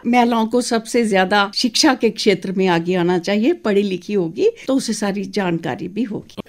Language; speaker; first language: Hindi; non-native, local second language; Dogri